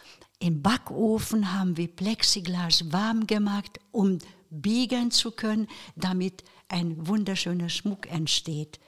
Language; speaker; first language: German; non-native, fluent; Hungarian